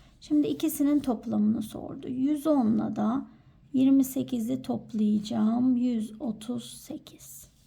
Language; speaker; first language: Turkish; native; Turkish